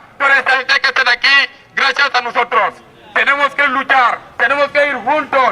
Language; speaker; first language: Spanish; non-native, fluent; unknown